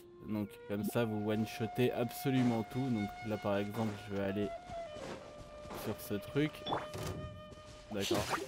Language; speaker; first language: French; native; French